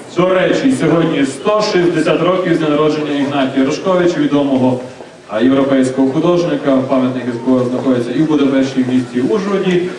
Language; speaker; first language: Ukrainian; native; Ukrainian